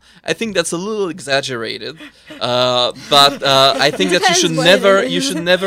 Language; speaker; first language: English; non-native, fluent; French